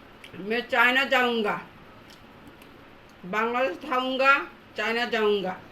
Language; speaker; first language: Hindi; non-native, learner; Bangla